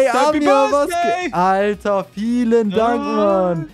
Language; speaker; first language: German; native; German